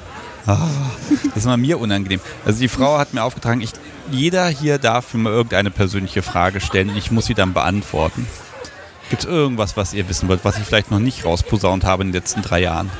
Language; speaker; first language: German; native; German